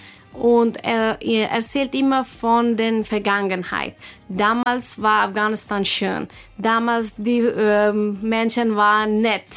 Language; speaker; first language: German; non-native, fluent; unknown